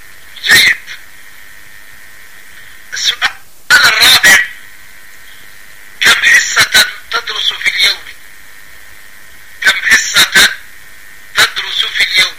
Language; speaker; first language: Arabic; non-native, fluent; French